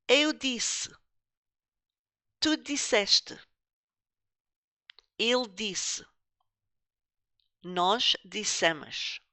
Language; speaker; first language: Portuguese; non-native, fluent; English